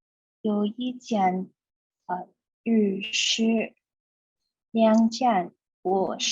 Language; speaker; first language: Chinese; non-native, learner; English